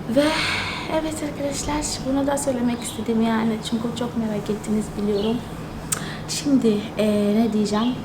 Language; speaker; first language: Turkish; non-native, fluent; Tsonga